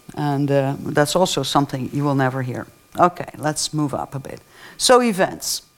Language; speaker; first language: English; non-native, fluent; Dutch